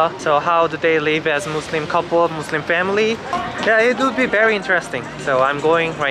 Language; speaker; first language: English; non-native, learner; Korean